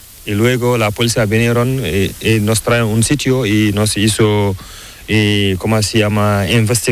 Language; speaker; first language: Spanish; non-native, learner; Fula